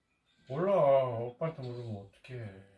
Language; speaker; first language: Korean; native; Korean